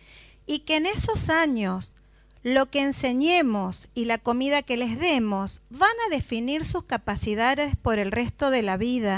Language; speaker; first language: Spanish; native; Spanish